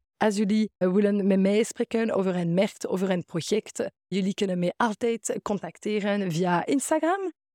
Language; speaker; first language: Dutch; non-native, fluent; French